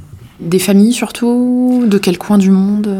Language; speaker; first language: French; native; French